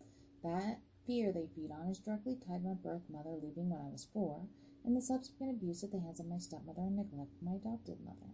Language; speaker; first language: English; native; English